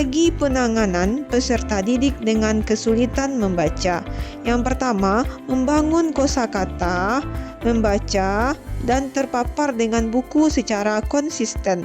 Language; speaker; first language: Indonesian; native; Indonesian